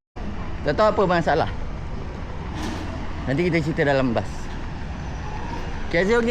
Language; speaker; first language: Malay; native; Malay